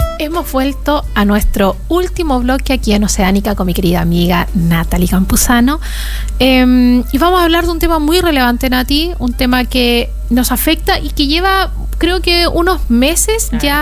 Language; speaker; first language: Spanish; native; Spanish